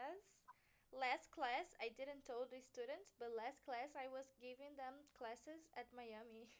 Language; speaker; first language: English; non-native, fluent; Portuguese